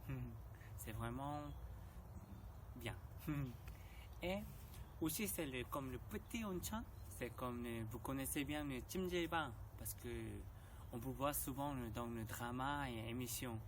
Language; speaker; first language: French; non-native, learner; Korean